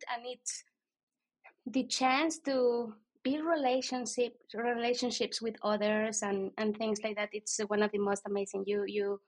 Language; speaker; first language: English; non-native, fluent; Spanish